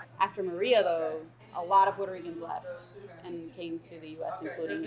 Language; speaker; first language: English; early bilingual, other home language; Spanish